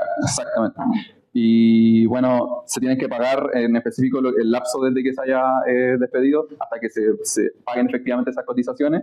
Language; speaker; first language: Spanish; native; Spanish